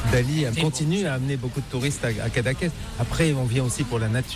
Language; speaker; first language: French; native; French